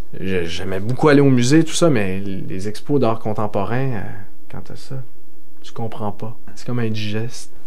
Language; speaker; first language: French; native; French